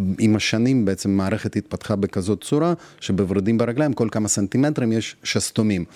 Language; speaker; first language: Hebrew; non-native, fluent; Russian